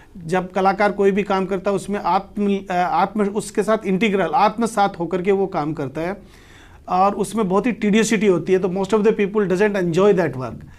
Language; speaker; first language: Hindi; native; Hindi